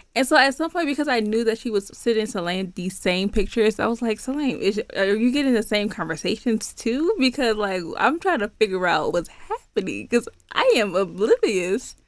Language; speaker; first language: English; native; English